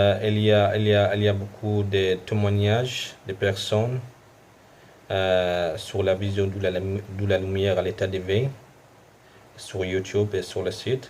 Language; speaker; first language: French; non-native, local second language; Arabic